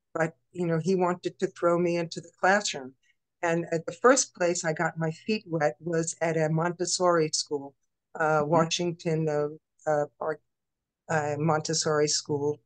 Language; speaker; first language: English; native; English